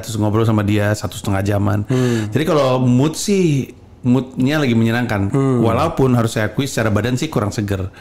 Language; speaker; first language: Indonesian; native; Indonesian